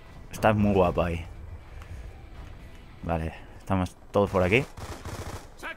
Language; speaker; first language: Spanish; native; Spanish